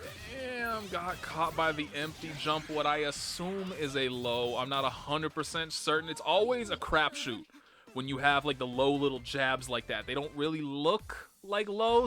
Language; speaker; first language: English; native; English